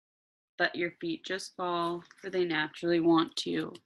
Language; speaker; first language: English; native; English